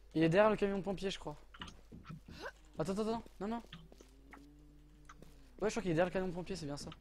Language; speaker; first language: French; native; French